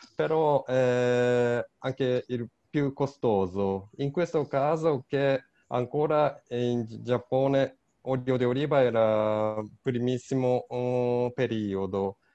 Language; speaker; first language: Italian; non-native, learner; Japanese